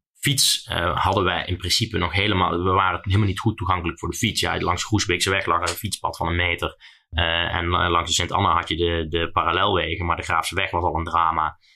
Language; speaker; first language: Dutch; native; Dutch